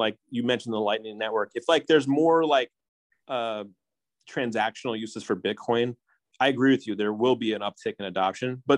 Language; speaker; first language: English; native; English